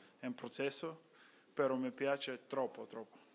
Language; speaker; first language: Italian; non-native, learner; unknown